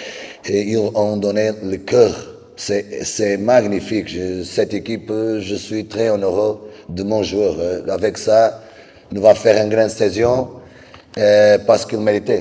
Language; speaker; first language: French; non-native, learner; Portuguese